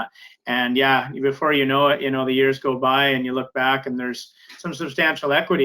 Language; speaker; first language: English; native; English